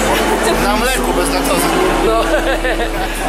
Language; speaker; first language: Polish; native; Polish